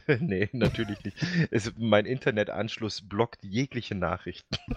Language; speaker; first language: German; native; German